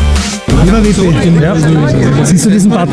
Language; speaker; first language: German; native; German